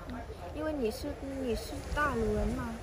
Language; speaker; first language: Chinese; non-native, learner; Vietnamese